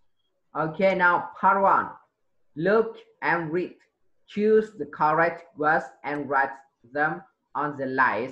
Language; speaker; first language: English; non-native, fluent; Vietnamese